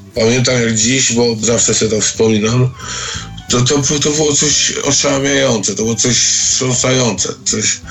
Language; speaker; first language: Polish; native; Polish